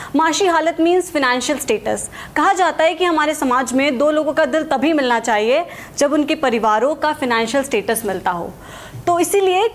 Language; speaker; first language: Hindi; native; Hindi